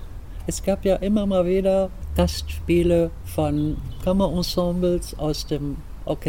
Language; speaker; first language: German; native; German